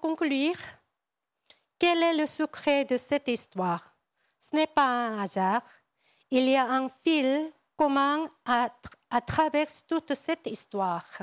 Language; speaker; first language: French; non-native, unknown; Korean